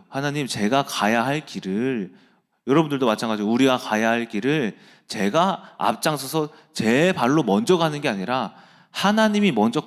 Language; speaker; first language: Korean; native; Korean